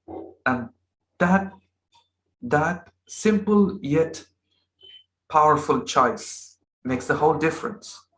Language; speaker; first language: English; non-native, local second language; Hindi